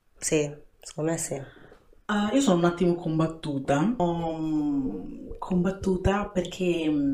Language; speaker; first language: Italian; early bilingual, other home language; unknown